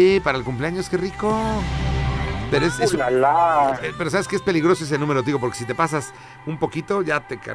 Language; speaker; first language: Spanish; native; Spanish